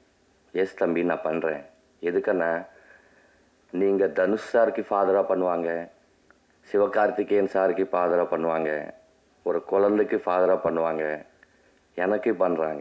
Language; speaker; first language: Tamil; non-native, learner; Telugu